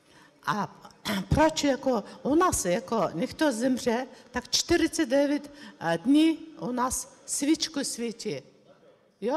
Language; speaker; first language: Czech; non-native, learner; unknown